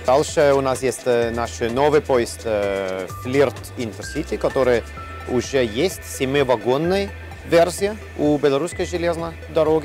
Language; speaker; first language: Russian; non-native, learner; German